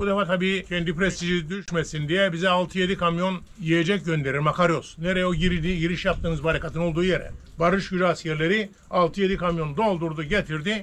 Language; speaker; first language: Turkish; native; Turkish